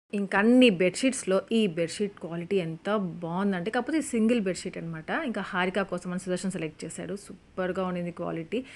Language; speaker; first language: Telugu; native; Telugu